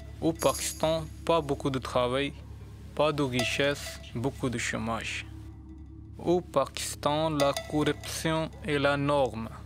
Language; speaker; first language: French; non-native, learner; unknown